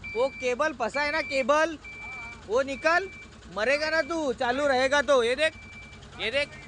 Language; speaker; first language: Hindi; non-native, local second language; Marathi